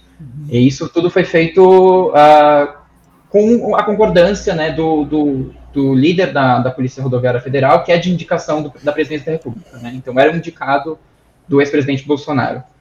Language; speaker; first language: Portuguese; native; Portuguese